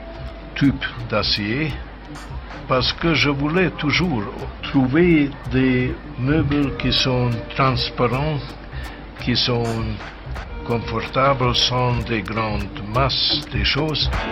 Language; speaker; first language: French; non-native, fluent; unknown